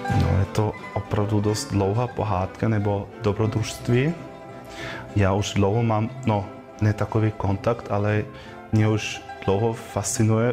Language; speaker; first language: Czech; non-native, learner; German